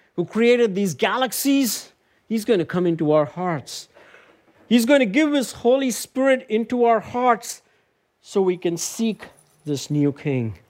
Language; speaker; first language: English; non-native, local second language; Tamil